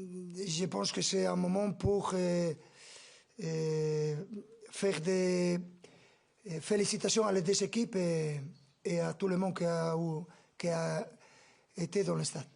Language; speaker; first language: French; non-native, fluent; Spanish